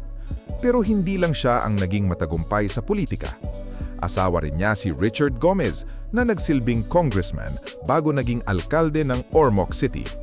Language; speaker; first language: Filipino; native; Filipino